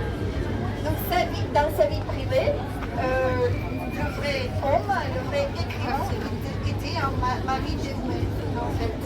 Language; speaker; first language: French; non-native, fluent; Russian